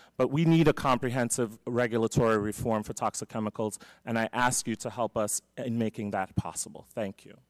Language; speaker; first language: English; native; English